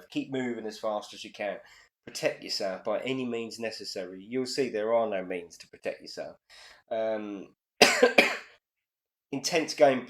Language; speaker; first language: English; native; English